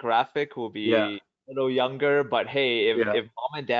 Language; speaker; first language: English; native; English